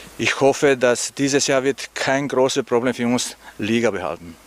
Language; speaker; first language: German; non-native, learner; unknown